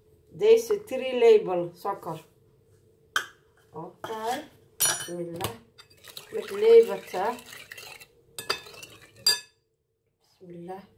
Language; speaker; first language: Dutch; non-native, learner; Somali